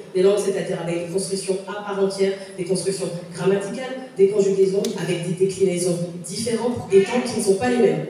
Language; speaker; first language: French; native; French